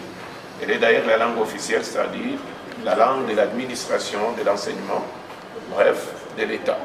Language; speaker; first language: French; non-native, local second language; Lingala